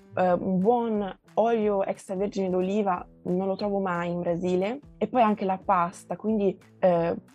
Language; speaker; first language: Italian; early bilingual, other home language; Portuguese